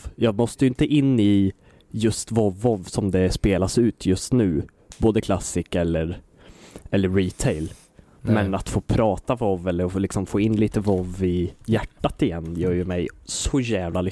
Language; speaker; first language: Swedish; native; Swedish